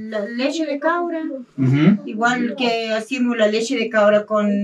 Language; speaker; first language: Spanish; native; Spanish